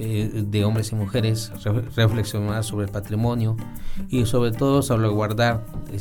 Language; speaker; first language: Spanish; native; Spanish